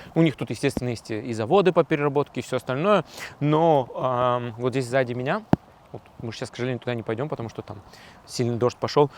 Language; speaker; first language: Russian; non-native, local second language; Abkhazian